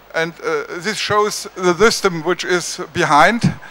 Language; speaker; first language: English; non-native, learner; German